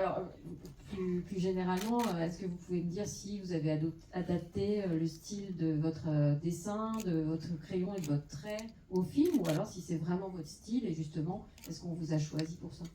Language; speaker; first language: French; native; French